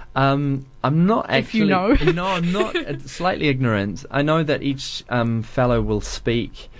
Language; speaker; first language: English; native; English